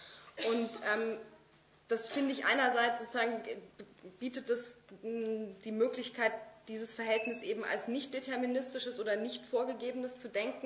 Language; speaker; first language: German; native; German